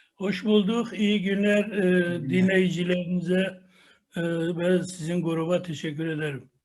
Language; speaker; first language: Turkish; non-native, local second language; Kurdish